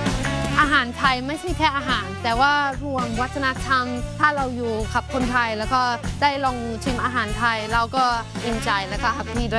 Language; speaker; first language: Thai; non-native, fluent; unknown